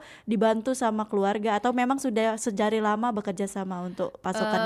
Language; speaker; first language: Indonesian; native; Indonesian